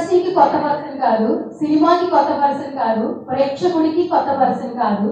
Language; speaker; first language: Telugu; native; Telugu